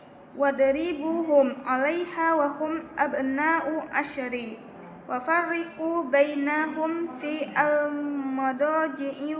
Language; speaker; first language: Arabic; non-native, learner; Indonesian